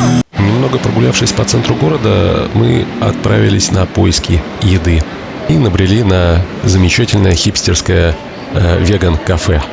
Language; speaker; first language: Russian; native; Russian